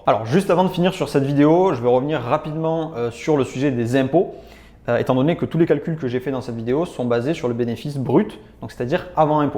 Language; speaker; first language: French; native; French